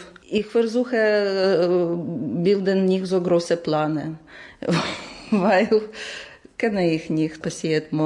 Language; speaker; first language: German; non-native, learner; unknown